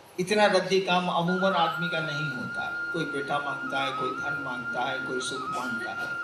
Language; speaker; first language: Hindi; native; Hindi